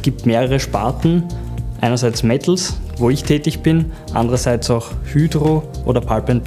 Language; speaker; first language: German; native; German